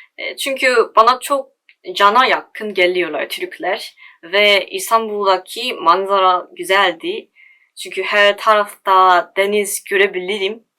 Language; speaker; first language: Turkish; non-native, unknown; Korean